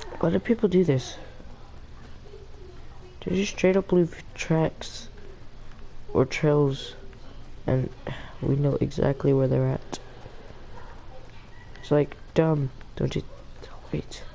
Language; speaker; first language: English; native; English